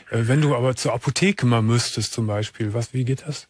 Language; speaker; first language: German; native; German